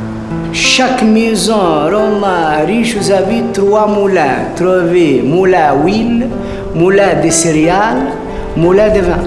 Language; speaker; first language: French; non-native, learner; Arabic